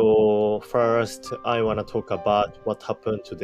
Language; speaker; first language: English; non-native, learner; Japanese